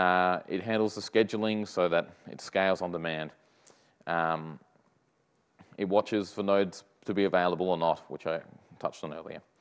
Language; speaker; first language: English; native; English